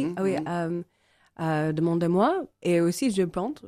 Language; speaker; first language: French; non-native, learner; English